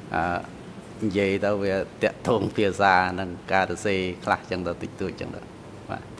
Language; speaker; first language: Khmer; non-native, local second language; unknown